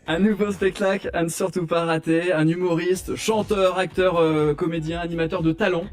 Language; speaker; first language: French; native; French